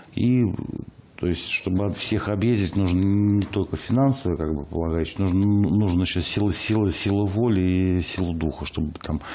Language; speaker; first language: Russian; native; Russian